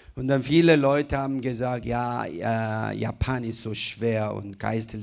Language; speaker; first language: German; non-native, fluent; Korean